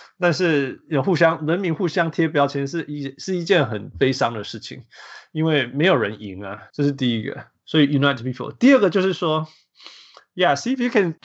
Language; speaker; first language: Chinese; early bilingual, heritage; Chinese